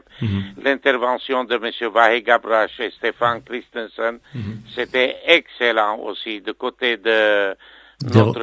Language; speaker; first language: French; non-native, fluent; Armenian